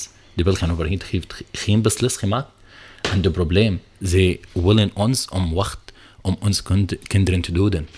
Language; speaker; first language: Dutch; non-native, learner; Arabic